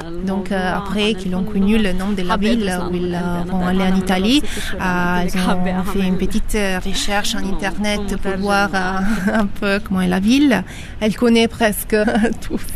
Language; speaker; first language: French; non-native, fluent; Italian